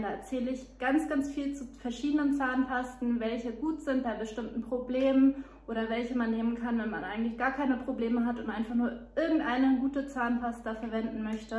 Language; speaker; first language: German; native; German